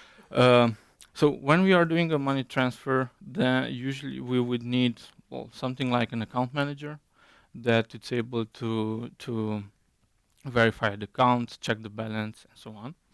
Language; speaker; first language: English; non-native, fluent; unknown